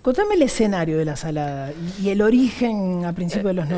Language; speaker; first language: Spanish; native; Spanish